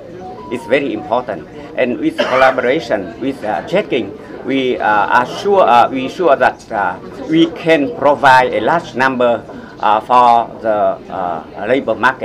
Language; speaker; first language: English; non-native, fluent; Vietnamese